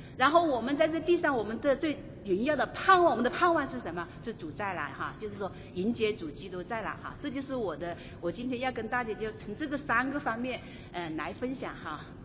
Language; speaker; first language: Chinese; native; Chinese